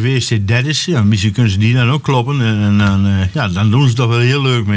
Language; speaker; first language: Dutch; native; Dutch